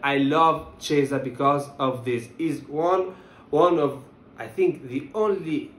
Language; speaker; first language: English; non-native, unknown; Italian